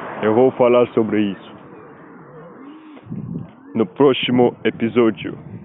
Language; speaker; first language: Portuguese; non-native, learner; Spanish